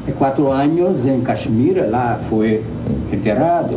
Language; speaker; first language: Spanish; non-native, fluent; Portuguese